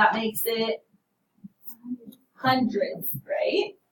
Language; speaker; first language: English; native; English